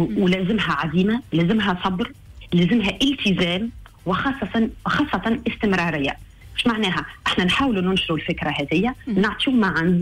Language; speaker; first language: Arabic; native; Arabic